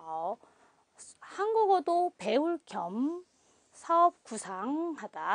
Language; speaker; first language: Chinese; non-native, fluent; Korean